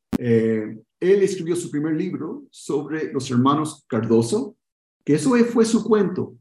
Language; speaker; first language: Spanish; early bilingual, heritage; Spanish